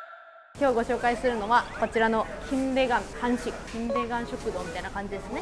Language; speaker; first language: Japanese; native; Japanese